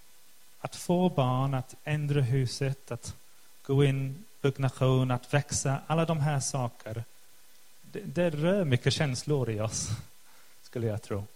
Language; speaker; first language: Swedish; non-native, fluent; English